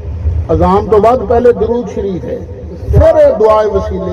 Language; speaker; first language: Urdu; non-native, local second language; Punjabi